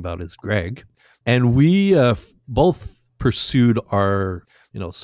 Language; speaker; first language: English; non-native, fluent; French